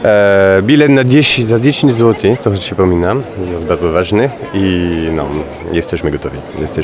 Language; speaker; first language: Polish; non-native, fluent; French